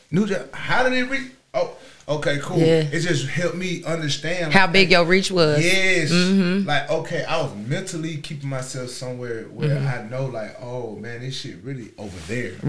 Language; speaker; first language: English; native; English